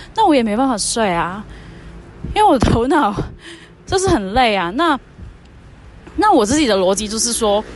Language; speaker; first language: Chinese; non-native, fluent; Cantonese